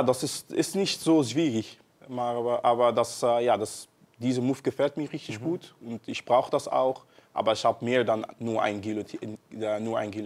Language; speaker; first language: German; non-native, learner; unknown